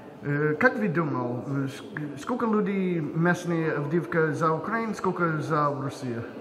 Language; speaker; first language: Russian; non-native, learner; English